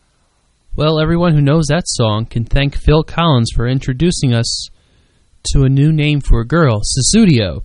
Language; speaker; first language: English; native; English